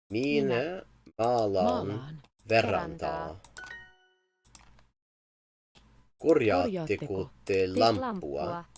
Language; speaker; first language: Finnish; non-native, learner; English